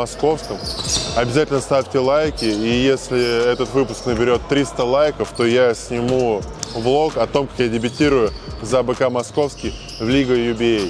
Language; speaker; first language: Russian; native; Russian